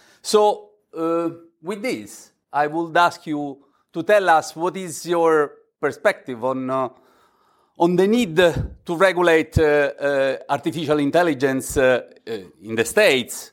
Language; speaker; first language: English; non-native, fluent; Italian